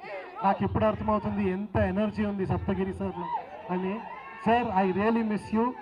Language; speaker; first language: Telugu; non-native, learner; Kannada